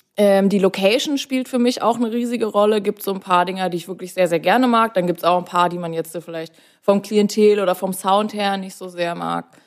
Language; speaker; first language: German; native; German